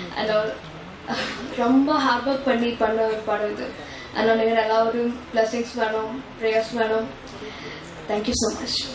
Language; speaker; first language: Tamil; non-native, learner; Malayalam